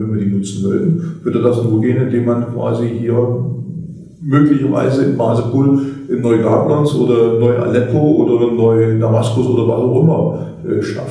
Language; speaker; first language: German; native; German